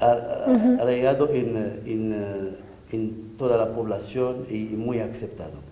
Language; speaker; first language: Spanish; non-native, fluent; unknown